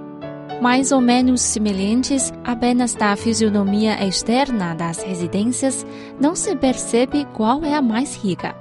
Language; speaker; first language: Portuguese; non-native, fluent; Chinese